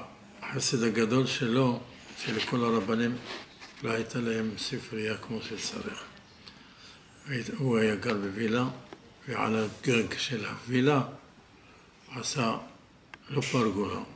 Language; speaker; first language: Hebrew; non-native, fluent; Arabic